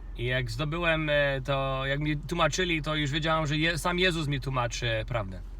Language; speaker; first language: Polish; non-native, fluent; Kinyarwanda